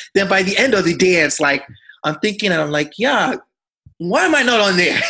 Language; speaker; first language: English; non-native, local second language; Yoruba